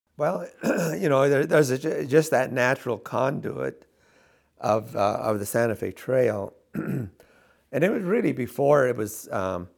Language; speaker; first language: English; native; English